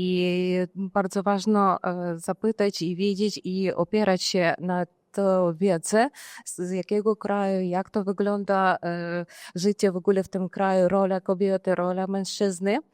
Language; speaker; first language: Polish; non-native, fluent; Ukrainian